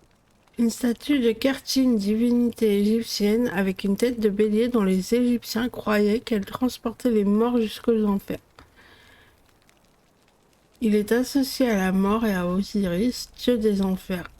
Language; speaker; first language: French; native; French